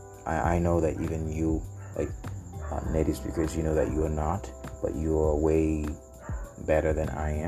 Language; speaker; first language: English; non-native, fluent; Haitian Creole